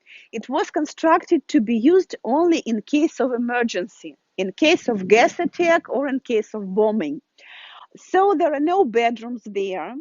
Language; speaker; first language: English; non-native, fluent; Russian